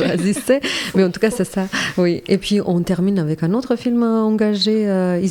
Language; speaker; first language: French; native; French